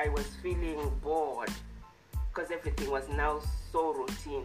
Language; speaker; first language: English; non-native, local second language; Shona